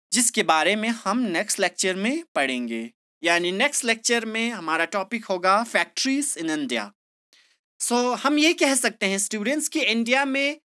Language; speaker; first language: Hindi; non-native, local second language; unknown